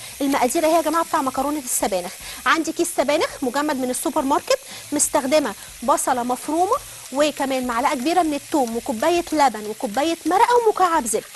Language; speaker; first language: Arabic; native; Arabic